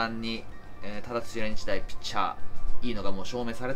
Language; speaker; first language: Japanese; native; Japanese